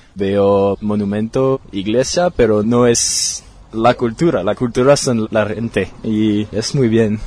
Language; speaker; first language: Spanish; non-native, learner; French